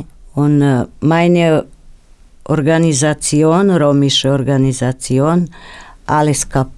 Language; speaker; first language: German; non-native, learner; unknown